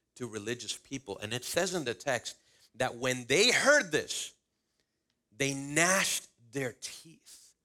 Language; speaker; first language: English; early bilingual, other home language; Spanish